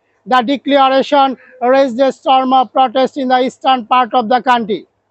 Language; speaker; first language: English; non-native, local second language; Bangla